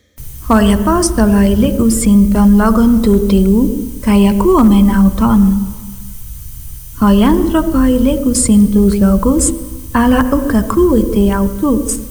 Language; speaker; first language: Greek; non-native, fluent; Portuguese